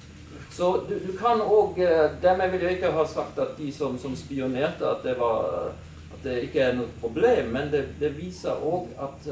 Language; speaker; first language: Norwegian; non-native, fluent; German